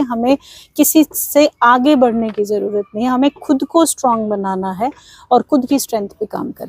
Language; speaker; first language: Hindi; native; Hindi